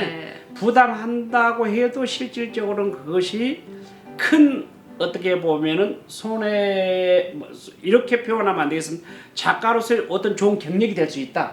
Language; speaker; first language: Korean; native; Korean